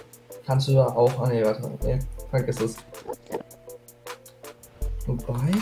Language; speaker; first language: German; native; German